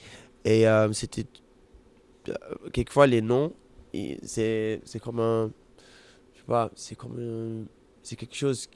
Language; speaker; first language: French; non-native, fluent; German